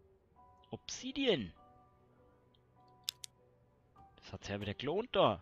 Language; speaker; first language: German; native; German